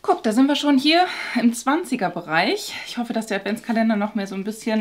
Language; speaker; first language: German; native; German